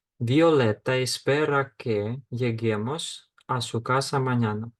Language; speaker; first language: Spanish; non-native, fluent; Ukrainian